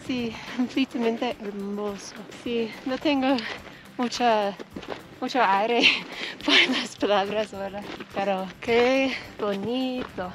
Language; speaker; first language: Spanish; non-native, learner; English